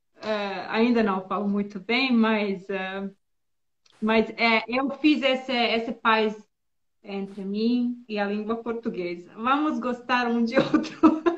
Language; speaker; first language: Portuguese; non-native, learner; Bosnian